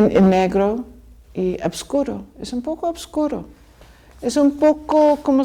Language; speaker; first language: Spanish; non-native, learner; English